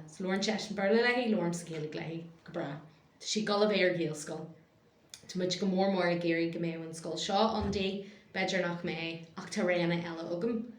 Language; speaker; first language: Irish; non-native, local second language; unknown